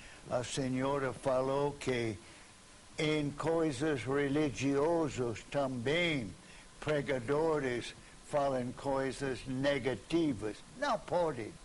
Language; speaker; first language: Portuguese; non-native, fluent; English